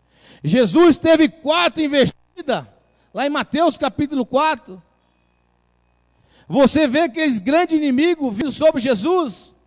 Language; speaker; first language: Portuguese; native; Portuguese